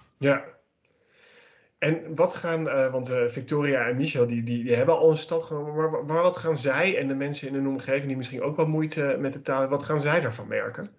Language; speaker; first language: Dutch; native; Dutch